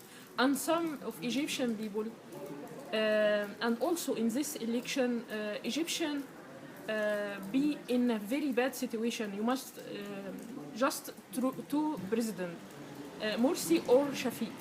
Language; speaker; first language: English; non-native, learner; Arabic